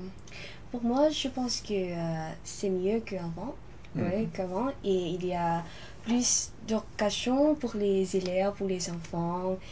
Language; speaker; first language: French; non-native, learner; Lao